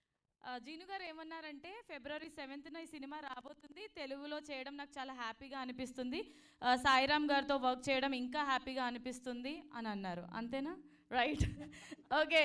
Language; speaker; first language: Telugu; native; Telugu